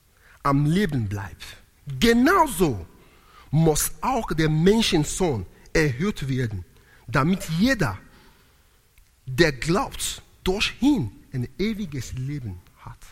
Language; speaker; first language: German; non-native, learner; Italian